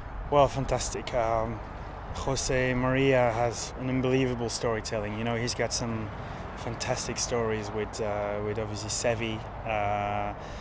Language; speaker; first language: English; non-native, fluent; French